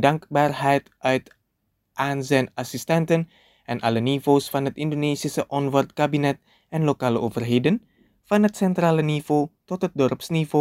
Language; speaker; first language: Dutch; non-native, fluent; Indonesian